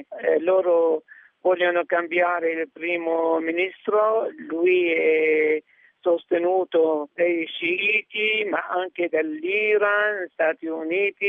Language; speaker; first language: Italian; non-native, fluent; Arabic